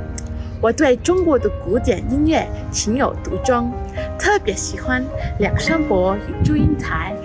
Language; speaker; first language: Chinese; non-native, learner; English